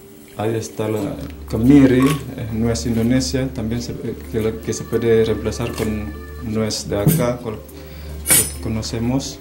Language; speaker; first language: Spanish; non-native, fluent; Indonesian